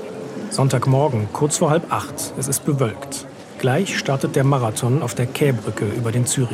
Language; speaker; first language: German; native; German